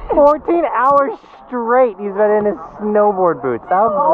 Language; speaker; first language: English; native; English